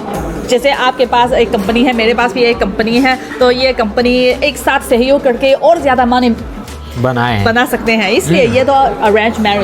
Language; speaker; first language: Hindi; non-native, learner; Chinese